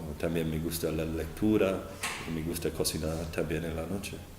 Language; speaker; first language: Spanish; non-native, fluent; English